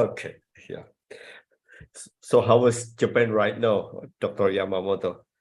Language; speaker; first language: English; non-native, fluent; Indonesian